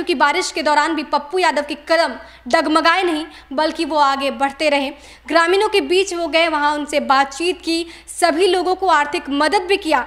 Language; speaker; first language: Hindi; native; Hindi